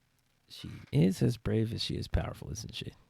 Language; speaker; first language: English; native; English